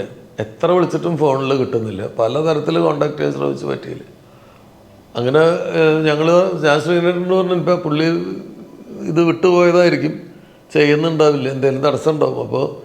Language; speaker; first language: Malayalam; native; Malayalam